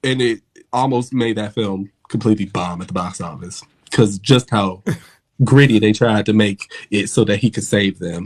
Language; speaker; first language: English; native; English